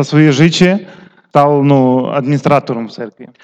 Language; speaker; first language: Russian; non-native, local second language; Ukrainian